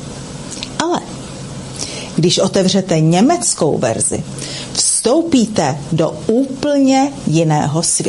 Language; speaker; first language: Czech; native; Czech